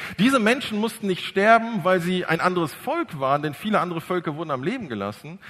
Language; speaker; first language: German; early bilingual, other home language; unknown